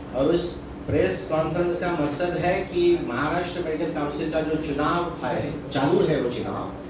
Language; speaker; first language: Hindi; non-native, local second language; Marathi